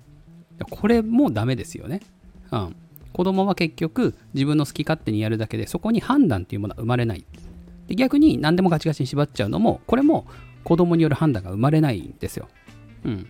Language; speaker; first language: Japanese; native; Japanese